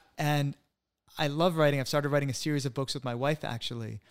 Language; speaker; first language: English; native; English